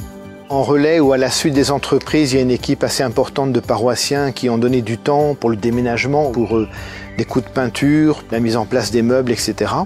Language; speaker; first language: French; native; French